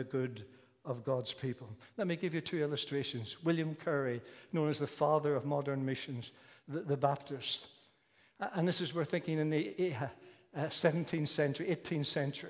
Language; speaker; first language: English; native; English